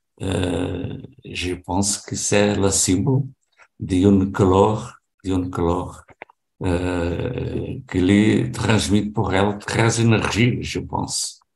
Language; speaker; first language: French; non-native, learner; Portuguese